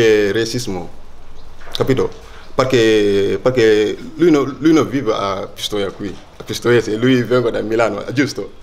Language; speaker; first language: Italian; non-native, learner; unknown